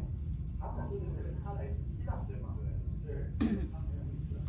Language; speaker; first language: Chinese; non-native, learner; English